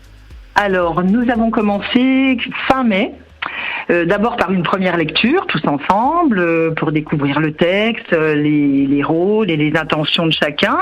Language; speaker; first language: French; native; French